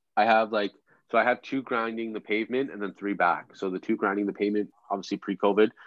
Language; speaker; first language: English; native; English